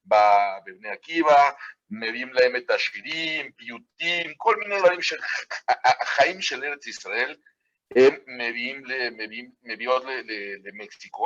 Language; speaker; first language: Hebrew; non-native, fluent; Spanish